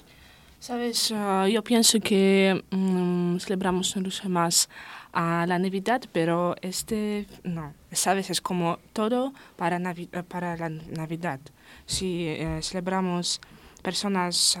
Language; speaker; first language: Spanish; non-native, learner; Russian